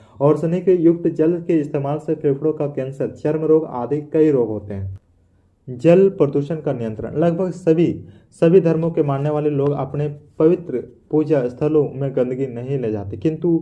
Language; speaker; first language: Hindi; native; Hindi